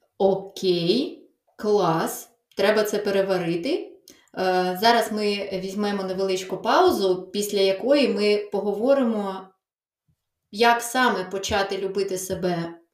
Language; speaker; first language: Ukrainian; non-native, local second language; Russian